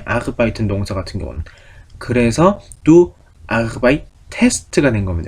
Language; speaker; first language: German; non-native, fluent; Korean